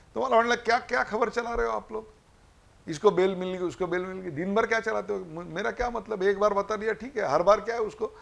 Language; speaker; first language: Hindi; non-native, local second language; Marathi